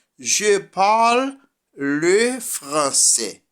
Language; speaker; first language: French; non-native, fluent; Spanish